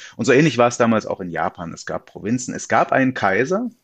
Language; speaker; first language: German; native; German